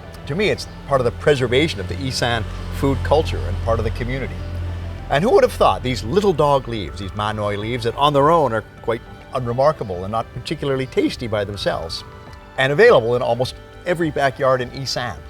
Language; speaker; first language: English; native; English